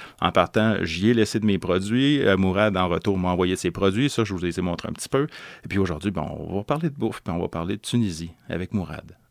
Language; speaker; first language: French; native; French